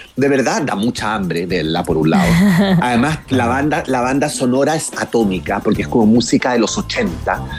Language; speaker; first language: Spanish; native; Spanish